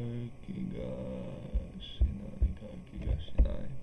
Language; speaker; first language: Japanese; non-native, learner; English